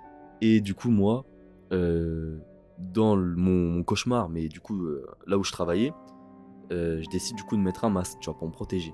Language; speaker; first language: French; native; French